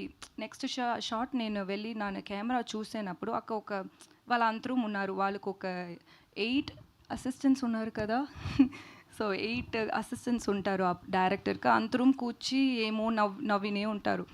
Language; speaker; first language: Telugu; non-native, learner; Tamil